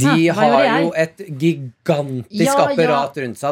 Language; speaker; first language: Norwegian; native; Norwegian